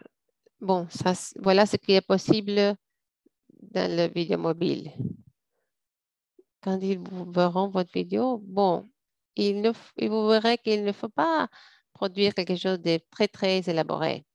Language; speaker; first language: French; non-native, fluent; English